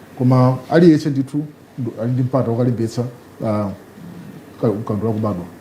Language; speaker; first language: Nyanja; native; Nyanja